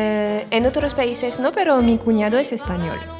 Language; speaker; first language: Spanish; non-native, fluent; French